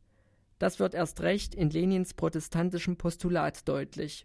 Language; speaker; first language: German; native; German